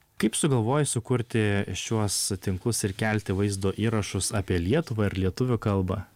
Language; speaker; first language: Lithuanian; native; Lithuanian